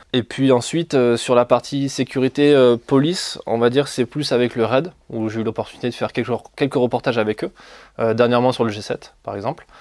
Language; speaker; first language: French; native; French